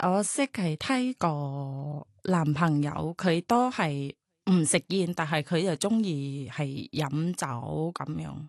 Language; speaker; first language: Cantonese; non-native, learner; Thai